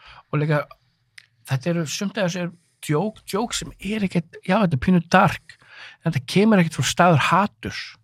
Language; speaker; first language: Icelandic; native; Icelandic